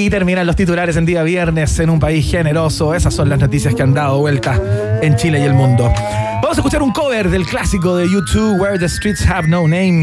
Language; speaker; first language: Spanish; native; Spanish